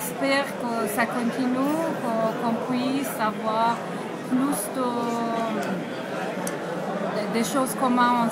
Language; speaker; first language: French; non-native, fluent; Persian